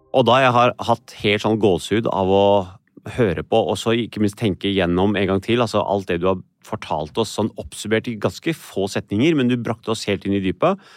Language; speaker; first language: Norwegian; early bilingual, other home language; Urdu